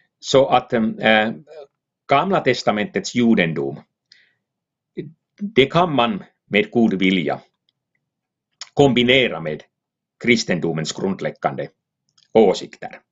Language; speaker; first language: Swedish; non-native, local second language; Finnish